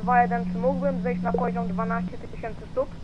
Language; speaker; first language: Polish; native; Polish